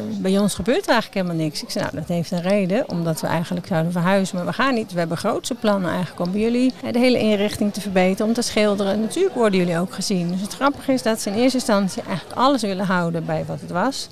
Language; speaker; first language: Dutch; native; Dutch